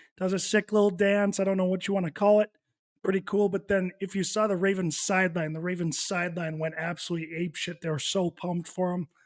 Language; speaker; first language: English; native; English